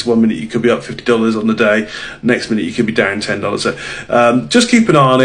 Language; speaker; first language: English; native; English